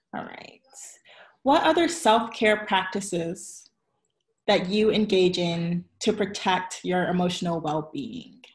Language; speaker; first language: English; native; English